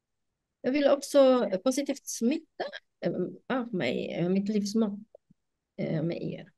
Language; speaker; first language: Swedish; non-native, fluent; Polish